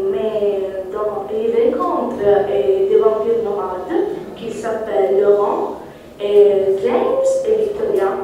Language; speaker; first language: French; non-native, learner; Italian